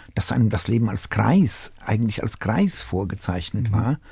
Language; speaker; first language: German; native; German